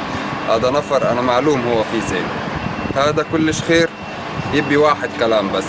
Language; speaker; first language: Arabic; non-native, learner; Bangla